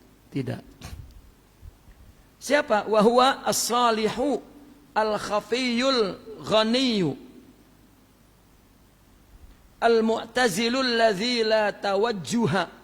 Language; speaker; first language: Arabic; non-native, fluent; Malay